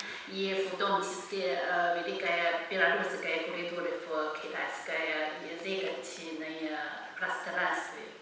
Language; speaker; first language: Russian; non-native, learner; Chinese